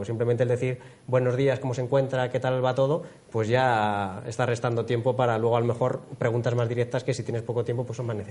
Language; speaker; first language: Spanish; native; Spanish